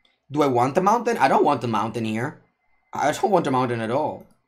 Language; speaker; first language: English; non-native, fluent; Italian